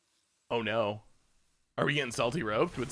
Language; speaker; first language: English; native; English